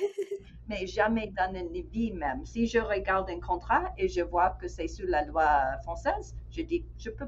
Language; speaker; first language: French; non-native, fluent; English